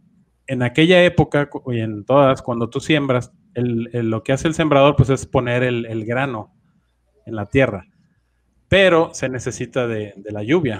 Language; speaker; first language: Spanish; native; Spanish